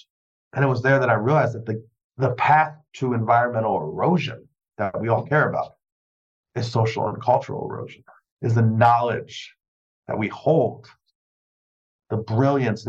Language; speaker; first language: English; native; English